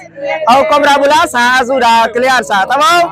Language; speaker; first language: Portuguese; non-native, learner; Vietnamese